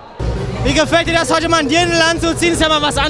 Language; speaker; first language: German; native; German